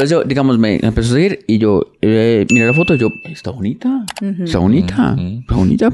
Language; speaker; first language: Spanish; native; Spanish